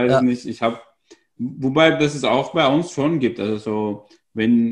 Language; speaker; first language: German; non-native, fluent; Arabic